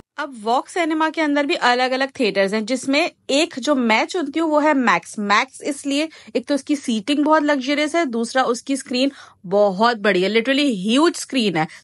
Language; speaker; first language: Urdu; native; Urdu